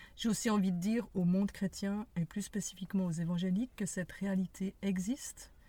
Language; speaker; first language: French; native; French